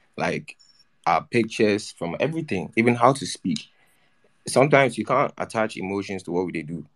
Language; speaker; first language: English; non-native, local second language; Akan